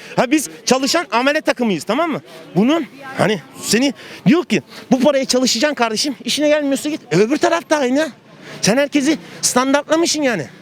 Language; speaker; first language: Turkish; native; Turkish